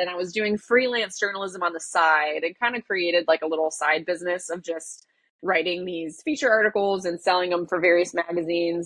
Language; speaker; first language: English; native; English